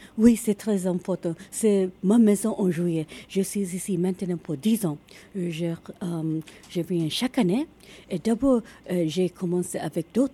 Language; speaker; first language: French; non-native, learner; Japanese